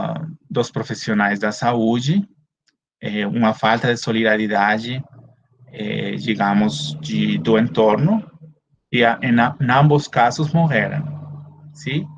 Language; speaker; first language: Portuguese; non-native, fluent; Spanish